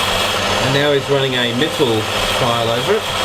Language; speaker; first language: English; native; English